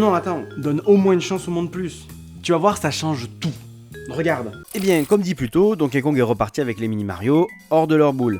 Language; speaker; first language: French; native; French